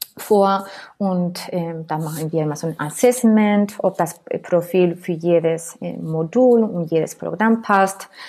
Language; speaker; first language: German; non-native, fluent; Spanish